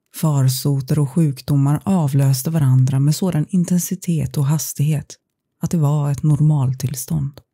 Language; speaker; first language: Swedish; native; Swedish